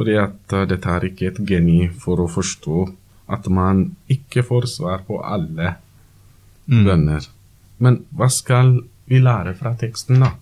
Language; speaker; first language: Norwegian; non-native, learner; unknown